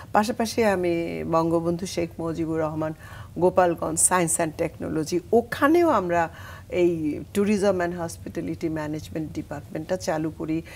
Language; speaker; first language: Bangla; native; Bangla